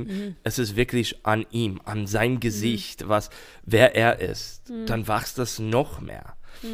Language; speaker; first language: German; non-native, fluent; English